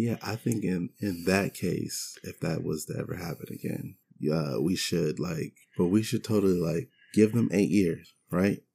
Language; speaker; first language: English; native; English